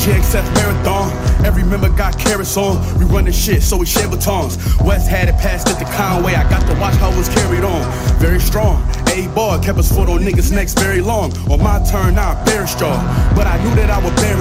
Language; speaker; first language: English; non-native, fluent; Italian